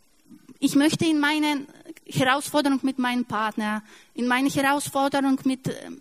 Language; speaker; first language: German; non-native, fluent; Russian